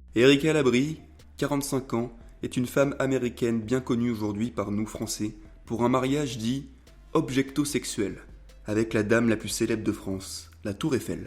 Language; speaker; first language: French; native; French